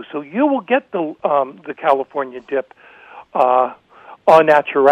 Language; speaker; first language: English; native; English